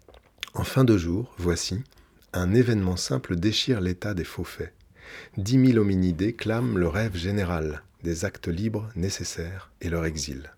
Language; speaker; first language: French; native; French